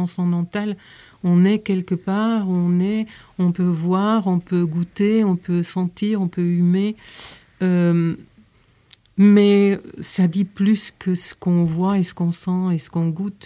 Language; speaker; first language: French; native; French